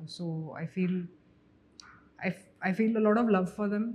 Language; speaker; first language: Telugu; non-native, fluent; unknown